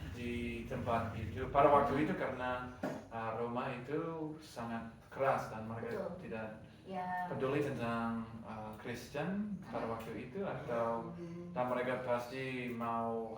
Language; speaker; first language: Indonesian; non-native, learner; English